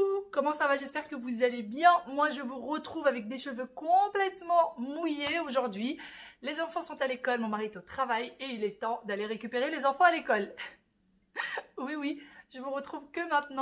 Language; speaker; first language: French; native; French